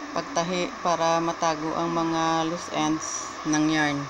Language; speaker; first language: Filipino; non-native, local second language; Cebuano